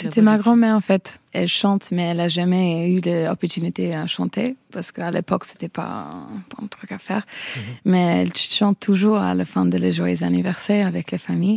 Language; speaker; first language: French; non-native, fluent; English